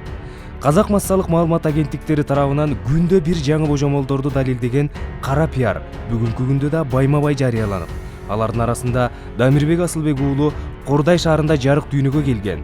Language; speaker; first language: Kyrgyz; native; Kyrgyz